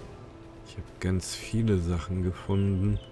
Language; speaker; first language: German; native; German